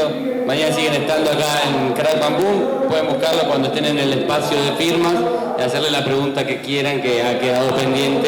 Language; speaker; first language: Spanish; native; Spanish